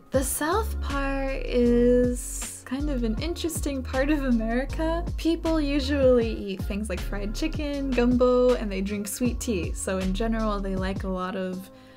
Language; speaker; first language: English; native; English